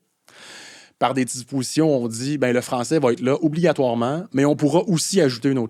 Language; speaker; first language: French; native; French